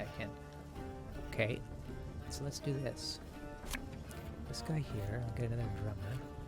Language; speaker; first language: English; native; English